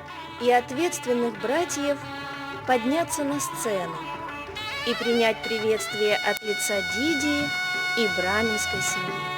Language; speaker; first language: Russian; non-native, learner; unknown